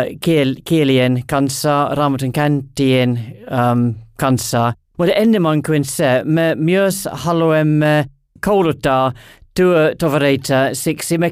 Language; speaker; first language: Finnish; non-native, learner; English